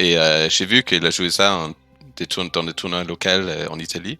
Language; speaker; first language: French; non-native, fluent; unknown